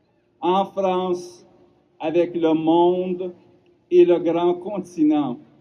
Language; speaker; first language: French; non-native, local second language; Ukrainian